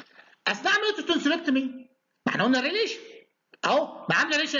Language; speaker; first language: Arabic; native; Arabic